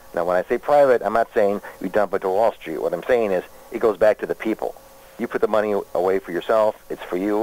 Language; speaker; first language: English; native; English